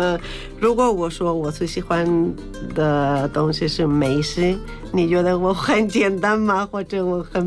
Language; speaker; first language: Chinese; non-native, learner; Spanish